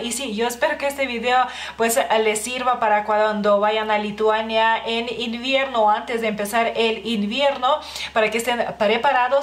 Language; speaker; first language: Spanish; non-native, fluent; Lithuanian